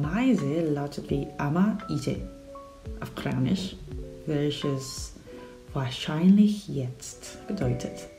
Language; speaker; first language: German; non-native, fluent; Korean